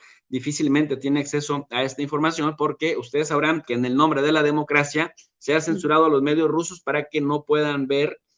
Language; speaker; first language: Spanish; native; Spanish